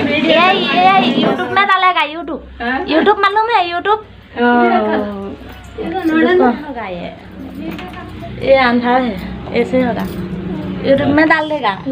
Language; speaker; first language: Hindi; non-native, local second language; Assamese